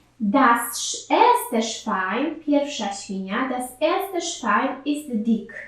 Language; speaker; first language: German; non-native, fluent; Polish